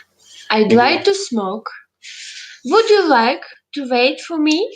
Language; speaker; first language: English; non-native, learner; Ukrainian